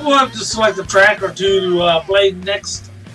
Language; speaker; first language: English; native; English